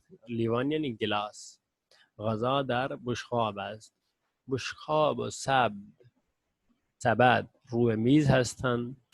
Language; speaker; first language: Persian; non-native, fluent; Urdu